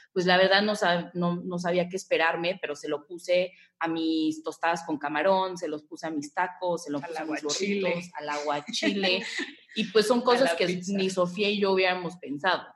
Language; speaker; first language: Spanish; native; Spanish